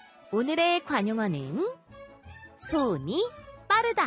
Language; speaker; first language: Korean; native; Korean